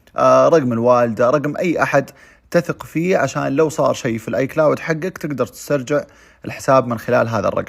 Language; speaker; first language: Arabic; native; Arabic